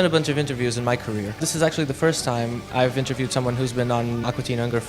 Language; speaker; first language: English; non-native, fluent; Portuguese